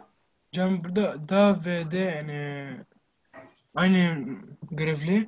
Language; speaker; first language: Turkish; non-native, learner; Arabic